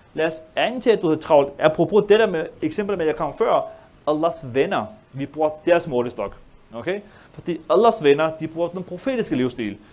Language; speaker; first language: Danish; early bilingual, other home language; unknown